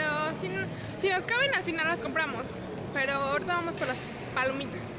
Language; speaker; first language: Spanish; native; Spanish